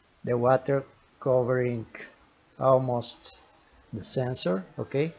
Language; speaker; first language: English; non-native, learner; Portuguese